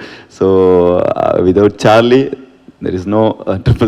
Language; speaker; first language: Tamil; non-native, learner; Kannada